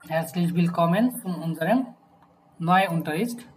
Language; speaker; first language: German; non-native, fluent; Bangla